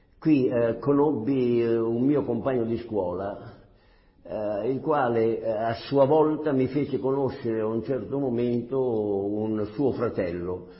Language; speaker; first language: Italian; native; Italian